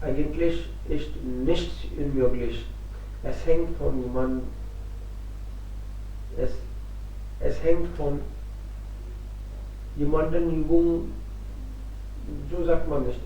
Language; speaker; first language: German; non-native, fluent; Hindi